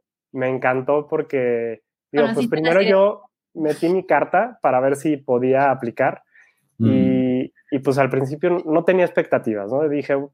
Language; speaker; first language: Spanish; native; Spanish